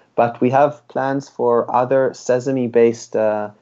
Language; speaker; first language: English; early bilingual, other home language; Hebrew